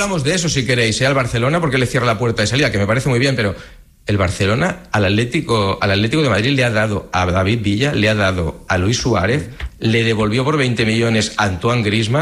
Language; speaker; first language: Spanish; native; Spanish